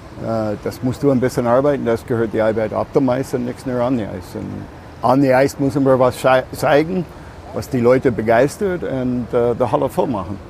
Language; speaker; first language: German; non-native, learner; English